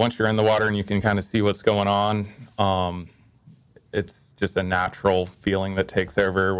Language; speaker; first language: English; native; English